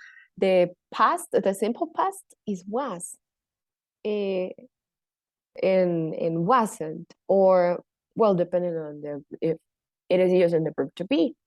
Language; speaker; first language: English; non-native, fluent; Spanish